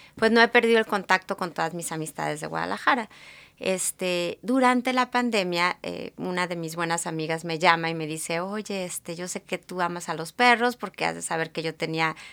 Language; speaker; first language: Spanish; native; Spanish